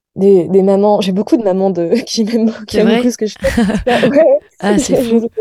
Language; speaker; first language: French; native; French